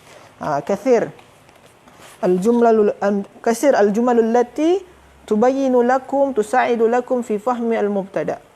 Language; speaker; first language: Arabic; non-native, fluent; Malay